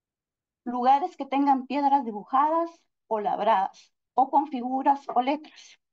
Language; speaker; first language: Spanish; native; Spanish